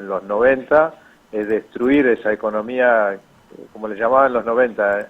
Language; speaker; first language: Spanish; native; Spanish